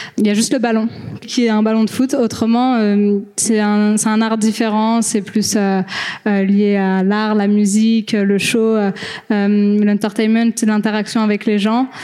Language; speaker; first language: French; native; French